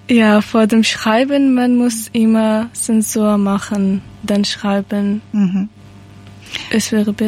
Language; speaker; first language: German; non-native, learner; Persian